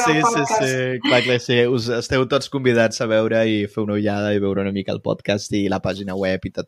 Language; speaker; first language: Catalan; non-native, fluent; Spanish